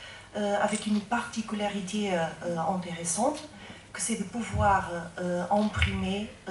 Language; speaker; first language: French; non-native, fluent; Portuguese